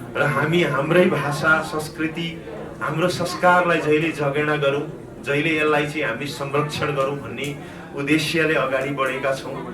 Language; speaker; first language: Nepali; native; Nepali